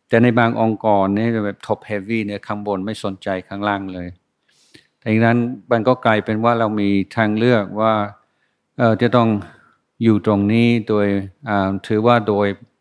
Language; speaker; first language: Thai; non-native, fluent; English